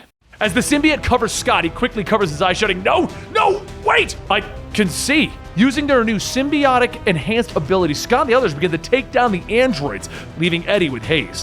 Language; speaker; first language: English; native; English